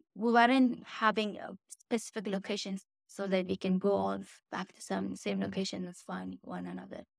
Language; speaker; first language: English; non-native, fluent; Persian